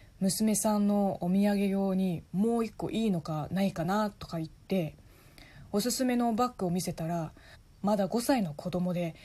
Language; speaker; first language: Japanese; non-native, fluent; Chinese